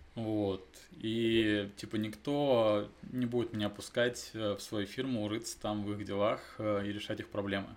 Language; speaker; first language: Russian; native; Russian